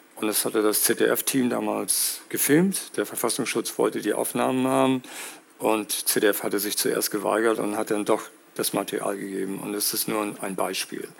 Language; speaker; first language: German; native; German